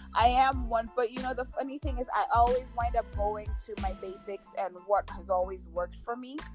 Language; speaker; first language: English; non-native, local second language; Akan